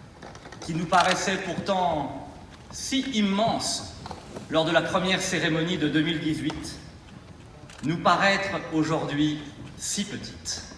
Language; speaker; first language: French; native; French